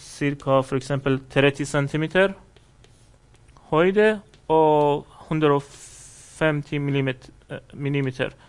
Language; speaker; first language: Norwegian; non-native, fluent; Persian